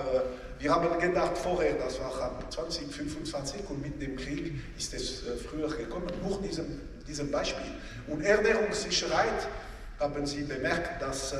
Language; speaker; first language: German; non-native, local second language; French